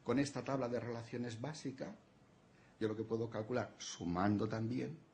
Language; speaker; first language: Spanish; non-native, local second language; Catalan